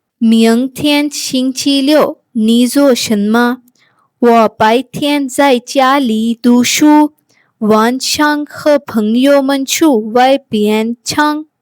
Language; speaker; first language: Chinese; non-native, fluent; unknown